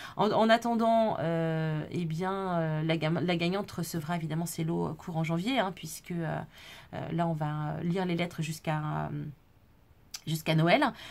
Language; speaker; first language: French; native; French